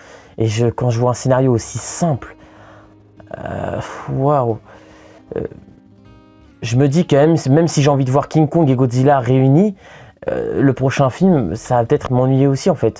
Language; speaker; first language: French; native; French